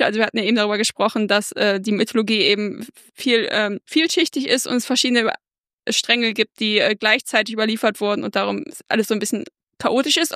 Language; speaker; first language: German; native; German